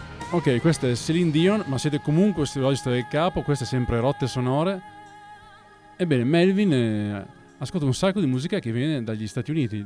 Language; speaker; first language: Italian; native; Italian